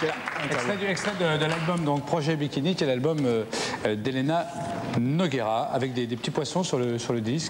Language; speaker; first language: French; native; French